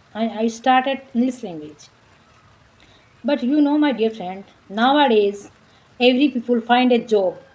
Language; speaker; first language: English; non-native, learner; Marwari